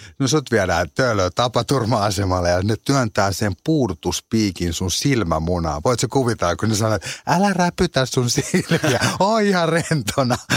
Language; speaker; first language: Finnish; native; Finnish